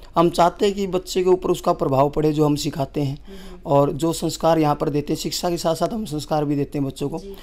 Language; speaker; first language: Hindi; native; Hindi